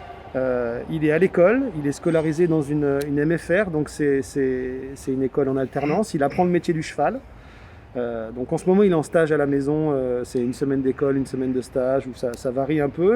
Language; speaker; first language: French; native; French